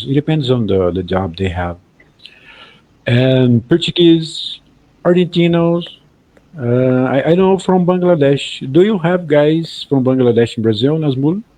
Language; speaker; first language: English; non-native, fluent; Portuguese